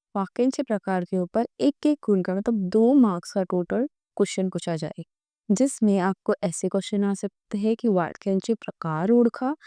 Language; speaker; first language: Hindi; non-native, local second language; Marathi